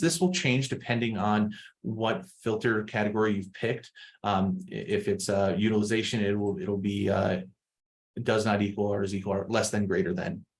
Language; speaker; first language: English; native; English